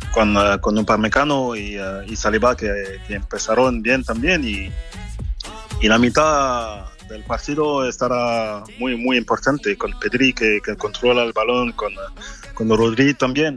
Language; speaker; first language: Spanish; non-native, fluent; French